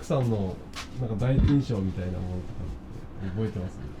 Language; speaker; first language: Japanese; native; Japanese